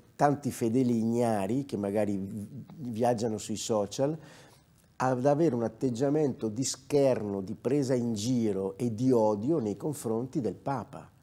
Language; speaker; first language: Italian; native; Italian